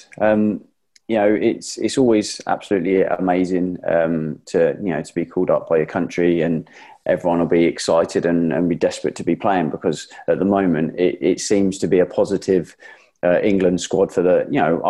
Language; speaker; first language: English; native; English